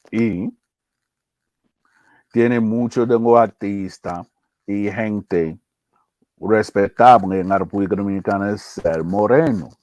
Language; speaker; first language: Spanish; early bilingual, heritage; English